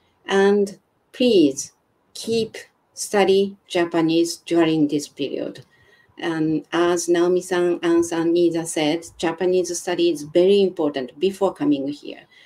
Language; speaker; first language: English; non-native, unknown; Japanese